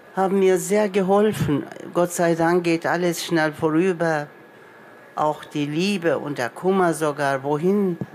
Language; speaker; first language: German; non-native, fluent; Turkish